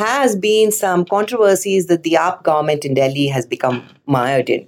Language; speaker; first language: English; non-native, local second language; Kannada